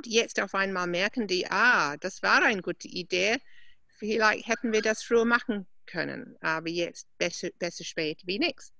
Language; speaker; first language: German; non-native, fluent; English